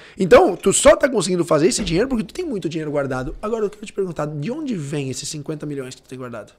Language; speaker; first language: Portuguese; early bilingual, heritage; Portuguese